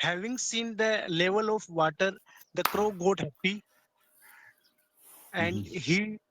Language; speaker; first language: English; non-native, learner; Hindi